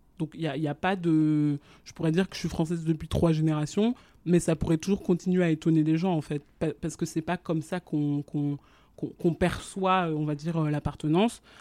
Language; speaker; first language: French; native; French